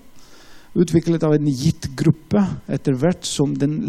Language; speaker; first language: Norwegian; non-native, fluent; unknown